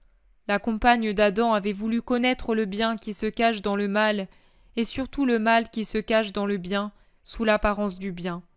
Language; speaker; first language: French; native; French